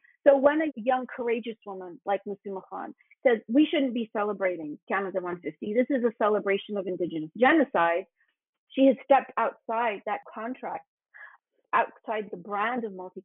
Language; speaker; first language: English; native; English